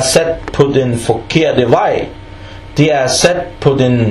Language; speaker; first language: Danish; early bilingual, other home language; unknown